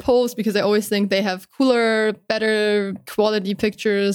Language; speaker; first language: English; non-native, fluent; German